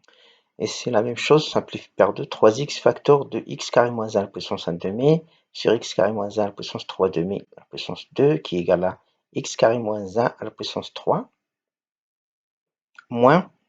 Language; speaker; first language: French; non-native, local second language; Arabic